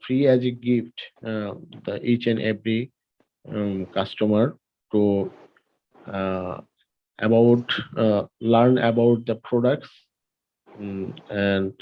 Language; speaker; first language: English; non-native, learner; Bangla